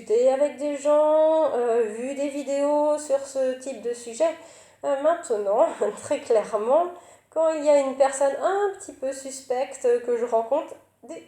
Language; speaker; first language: French; native; French